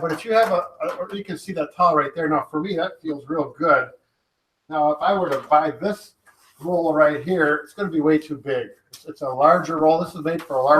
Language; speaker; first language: English; native; English